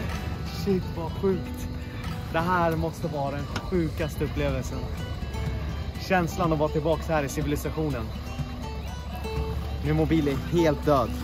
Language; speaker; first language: Swedish; native; Swedish